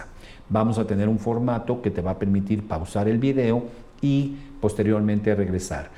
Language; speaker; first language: Spanish; native; Spanish